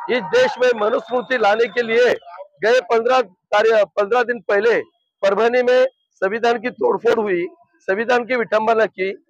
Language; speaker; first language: Hindi; non-native, local second language; Marathi